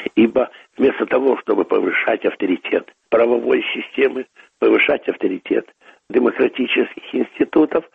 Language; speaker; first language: Russian; native; Russian